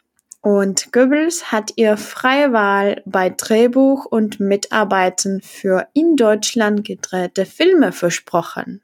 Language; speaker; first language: German; non-native, fluent; Czech